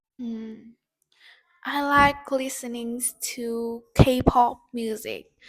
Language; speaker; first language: English; non-native, learner; Vietnamese